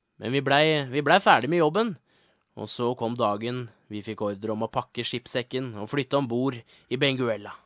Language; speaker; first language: Norwegian; native; Norwegian